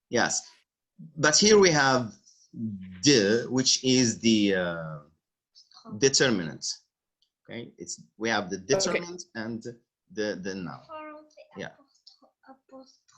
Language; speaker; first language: English; non-native, fluent; Arabic